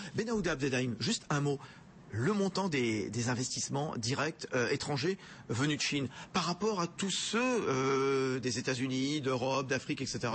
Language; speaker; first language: French; native; French